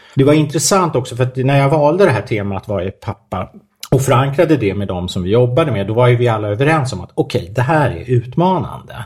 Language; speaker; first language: Swedish; native; Swedish